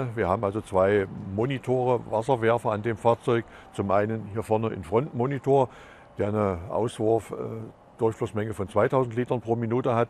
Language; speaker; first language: German; native; German